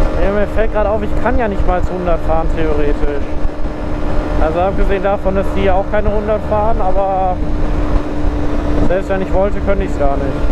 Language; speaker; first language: German; native; German